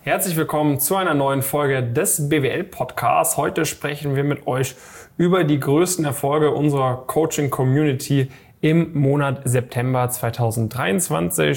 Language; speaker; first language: German; native; German